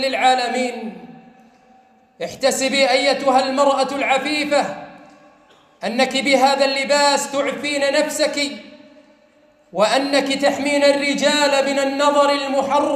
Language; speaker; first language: Arabic; native; Arabic